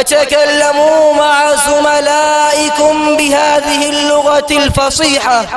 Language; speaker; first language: Arabic; non-native, learner; Urdu